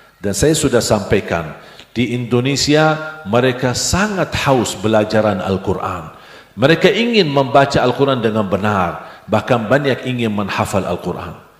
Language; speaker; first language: Indonesian; non-native, fluent; Arabic